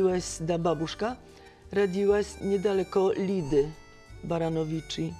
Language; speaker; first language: Russian; non-native, fluent; Polish